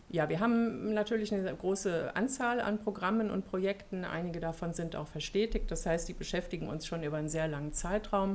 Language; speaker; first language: German; early bilingual, other home language; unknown